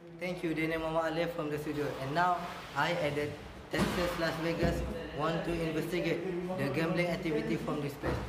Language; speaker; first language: English; non-native, learner; Malay